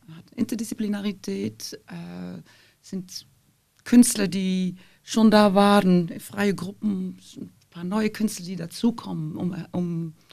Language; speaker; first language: German; non-native, fluent; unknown